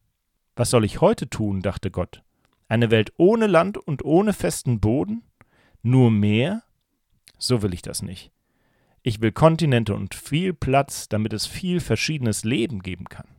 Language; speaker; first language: German; native; German